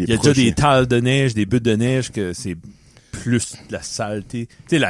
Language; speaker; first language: French; native; French